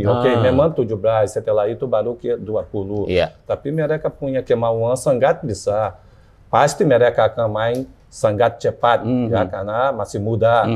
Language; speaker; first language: Indonesian; non-native, fluent; Portuguese